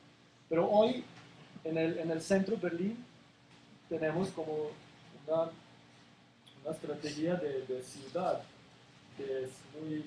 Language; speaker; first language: Spanish; non-native, learner; Serbian